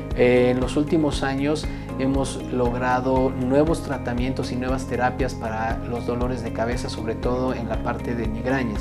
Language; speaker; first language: Spanish; native; Spanish